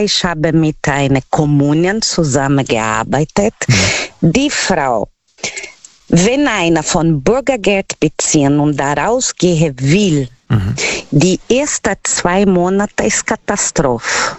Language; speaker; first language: German; non-native, learner; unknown